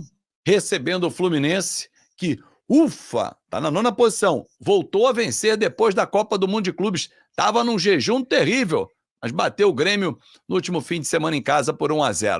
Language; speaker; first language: Portuguese; native; Portuguese